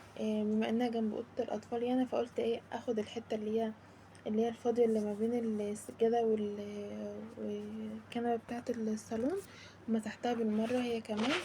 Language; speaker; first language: Arabic; native; Arabic